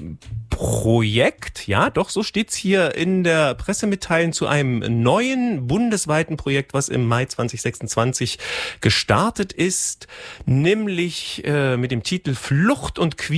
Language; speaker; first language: German; native; German